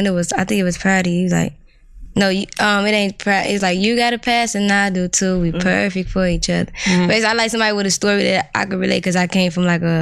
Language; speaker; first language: English; native; English